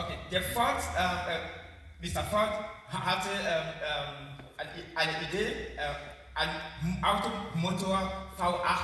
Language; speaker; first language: German; non-native, learner; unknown